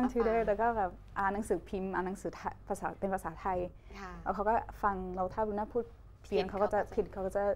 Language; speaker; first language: Thai; non-native, fluent; Portuguese